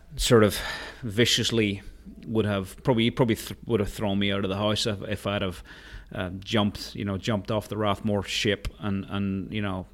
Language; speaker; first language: English; native; English